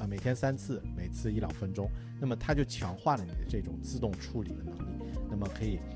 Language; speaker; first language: Chinese; native; Chinese